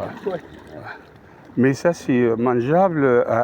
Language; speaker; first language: French; non-native, fluent; Arabic